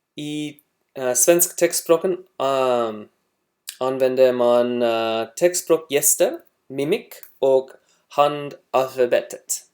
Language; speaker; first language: Swedish; non-native, learner; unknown